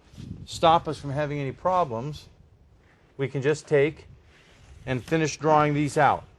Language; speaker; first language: English; native; English